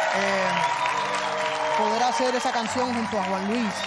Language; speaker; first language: Spanish; native; Spanish